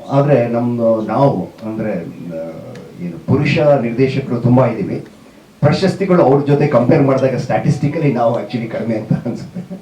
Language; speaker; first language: Kannada; non-native, local second language; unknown